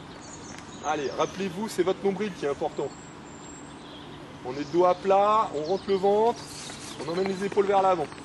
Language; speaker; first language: French; native; French